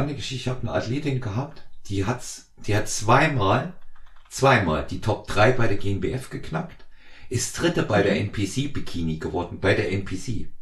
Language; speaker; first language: German; native; German